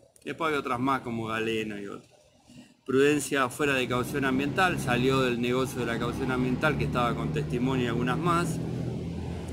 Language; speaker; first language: Spanish; native; Spanish